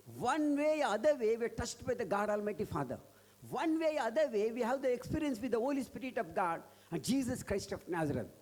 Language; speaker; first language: English; non-native, local second language; Telugu